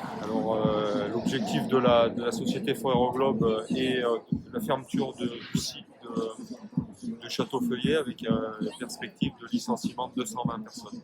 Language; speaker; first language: French; native; French